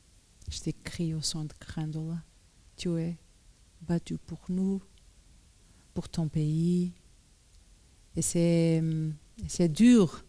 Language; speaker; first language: French; non-native, learner; Portuguese